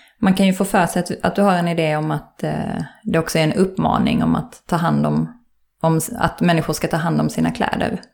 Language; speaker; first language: Swedish; native; Swedish